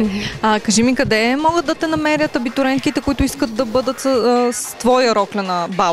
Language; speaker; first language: Bulgarian; native; Bulgarian